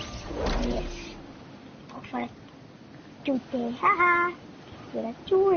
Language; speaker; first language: French; native; French